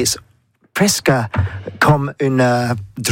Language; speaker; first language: French; non-native, learner; English